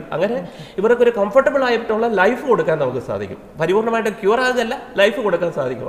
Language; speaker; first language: Malayalam; native; Malayalam